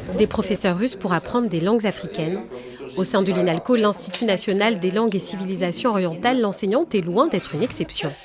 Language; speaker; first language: French; native; French